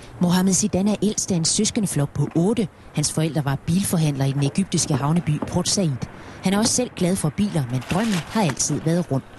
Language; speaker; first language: Danish; native; Danish